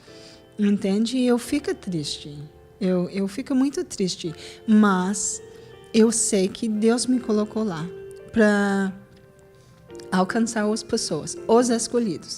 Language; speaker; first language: Portuguese; non-native, fluent; English